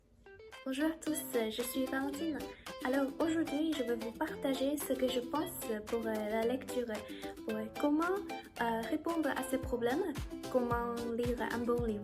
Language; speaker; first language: French; non-native, learner; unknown